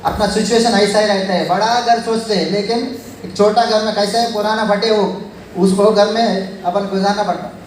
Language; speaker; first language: Hindi; non-native, local second language; Telugu